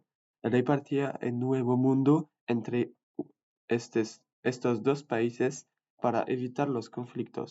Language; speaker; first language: Spanish; non-native, learner; French